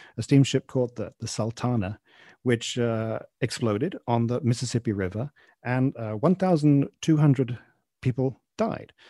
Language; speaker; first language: English; native; English